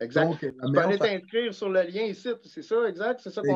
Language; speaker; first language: French; native; French